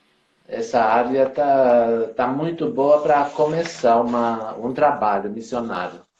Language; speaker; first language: Portuguese; non-native, fluent; Romanian